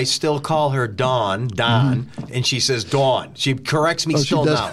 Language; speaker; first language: English; native; English